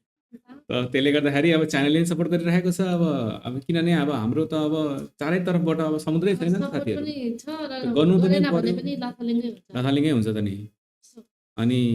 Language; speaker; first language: Nepali; native; Nepali